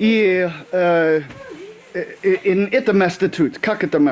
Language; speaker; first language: Russian; non-native, learner; English